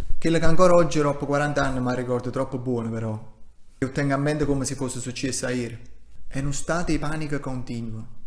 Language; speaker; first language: Italian; non-native, local second language; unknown